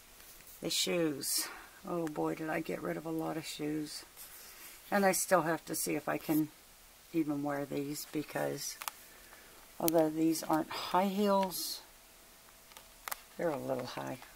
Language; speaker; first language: English; native; English